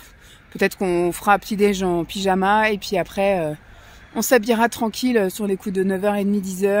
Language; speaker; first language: French; native; French